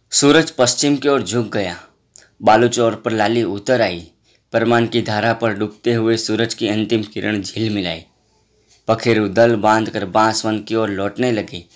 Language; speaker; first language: Hindi; non-native, local second language; Gujarati